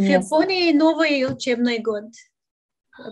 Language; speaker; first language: Russian; non-native, learner; Bulgarian